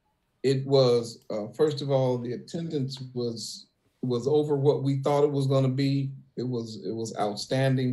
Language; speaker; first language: English; native; English